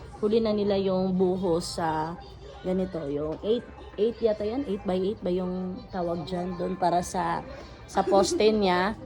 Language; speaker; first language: Filipino; non-native, local second language; Cebuano